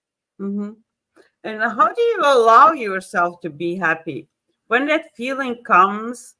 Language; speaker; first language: English; non-native, fluent; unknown